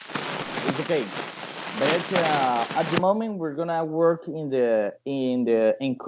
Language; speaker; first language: English; non-native, fluent; Spanish